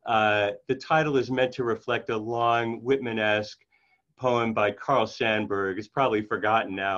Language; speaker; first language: English; native; English